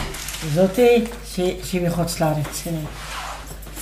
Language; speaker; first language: Hebrew; non-native, fluent; Arabic